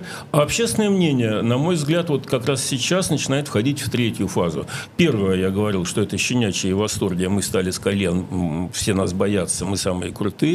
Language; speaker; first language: Russian; native; Russian